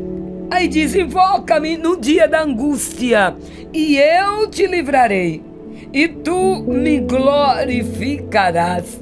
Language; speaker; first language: Portuguese; native; Portuguese